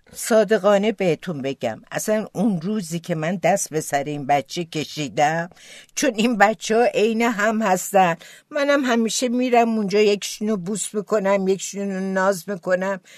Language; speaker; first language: Persian; non-native, local second language; Azerbaijani